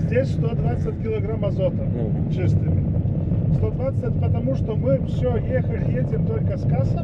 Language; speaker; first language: Russian; non-native, fluent; Latvian